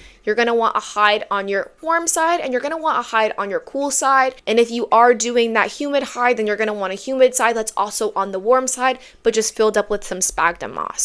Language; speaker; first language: English; native; English